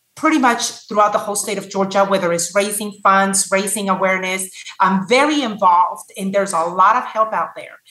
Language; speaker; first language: English; non-native, fluent; Spanish